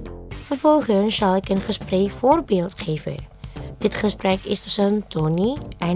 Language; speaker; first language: Dutch; non-native, learner; Indonesian